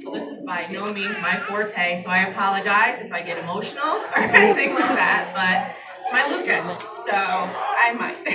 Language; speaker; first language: English; native; English